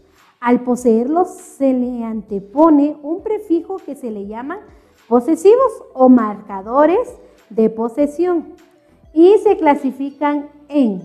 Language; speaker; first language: Spanish; non-native, local second language; Kʼicheʼ